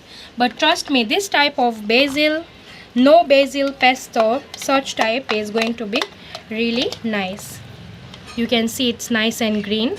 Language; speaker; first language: English; non-native, local second language; Gujarati